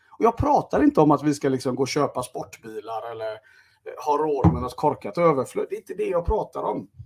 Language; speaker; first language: Swedish; early bilingual, other home language; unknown